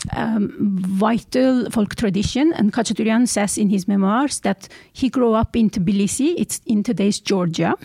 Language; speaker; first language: English; non-native, fluent; Armenian